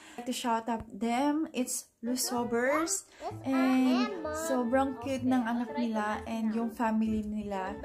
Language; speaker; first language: English; non-native, local second language; Filipino